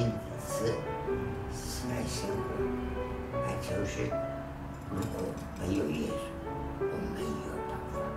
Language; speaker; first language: Chinese; non-native, fluent; Spanish